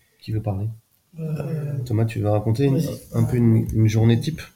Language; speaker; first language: French; native; French